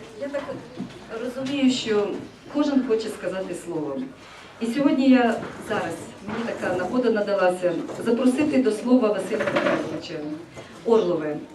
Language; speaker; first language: Ukrainian; native; Ukrainian